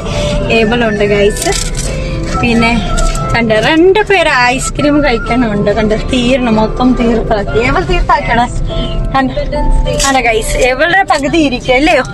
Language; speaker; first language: Malayalam; non-native, local second language; Hindi